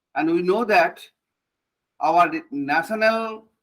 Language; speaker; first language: English; non-native, local second language; Bangla